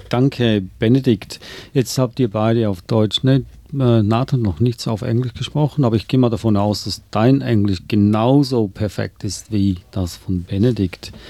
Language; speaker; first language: German; native; German